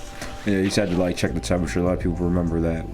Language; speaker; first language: English; native; English